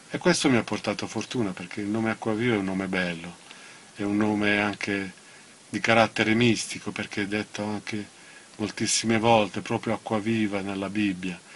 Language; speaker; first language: Italian; non-native, local second language; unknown